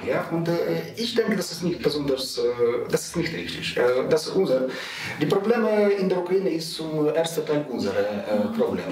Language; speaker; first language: German; non-native, learner; Ukrainian